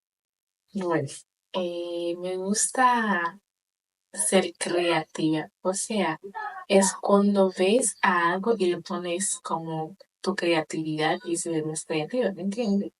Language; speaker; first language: Spanish; non-native, local second language; Haitian Creole